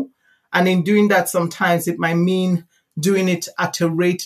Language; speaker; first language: English; non-native, local second language; Igbo